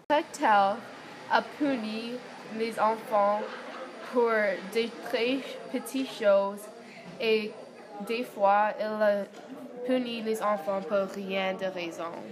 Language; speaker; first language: French; non-native, learner; English